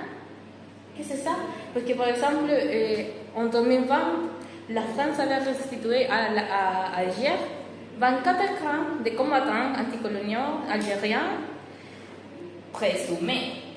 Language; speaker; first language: French; non-native, fluent; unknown